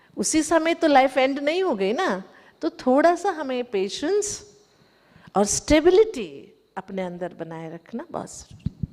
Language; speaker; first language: Hindi; non-native, local second language; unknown